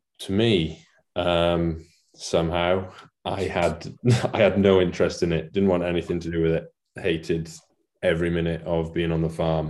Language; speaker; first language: English; non-native, local second language; Welsh